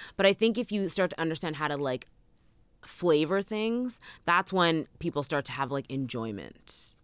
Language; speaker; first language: English; native; English